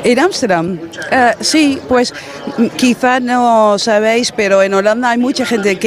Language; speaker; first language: Spanish; non-native, fluent; Dutch